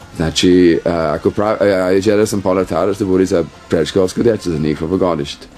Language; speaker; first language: Croatian; non-native, fluent; English